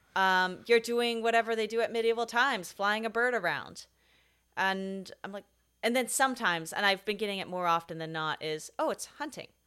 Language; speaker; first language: English; native; English